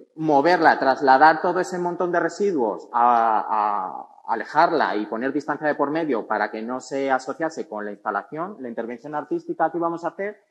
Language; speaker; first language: Spanish; native; Spanish